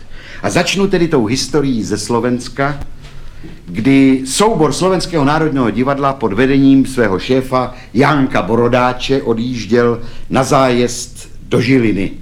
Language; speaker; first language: Czech; native; Czech